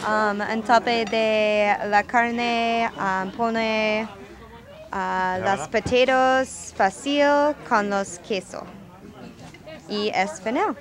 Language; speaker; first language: Spanish; non-native, learner; English